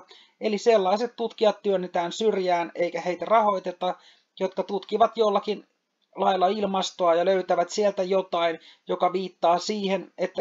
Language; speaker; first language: Finnish; native; Finnish